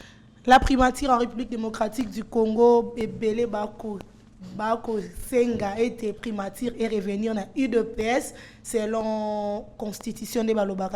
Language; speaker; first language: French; non-native, local second language; Lingala